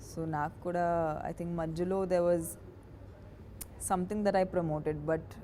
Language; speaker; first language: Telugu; non-native, fluent; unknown